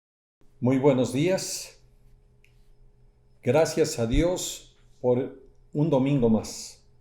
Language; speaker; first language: Spanish; native; Spanish